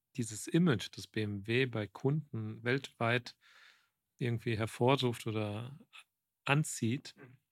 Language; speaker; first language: German; native; German